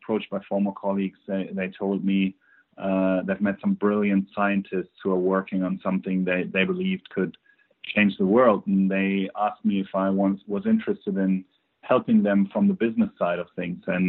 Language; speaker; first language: English; non-native, fluent; German